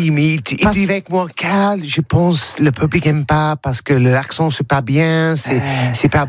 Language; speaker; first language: French; non-native, learner; English